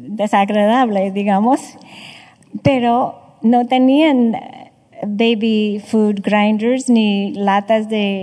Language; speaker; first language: Spanish; non-native, fluent; English